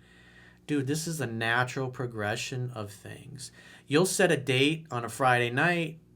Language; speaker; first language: English; native; English